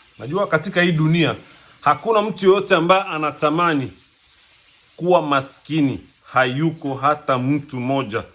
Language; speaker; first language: Swahili; native; Swahili